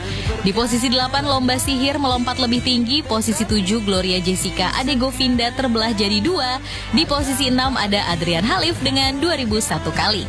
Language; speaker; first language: Indonesian; native; Indonesian